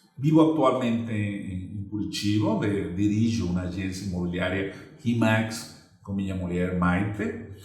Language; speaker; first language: Portuguese; non-native, fluent; Spanish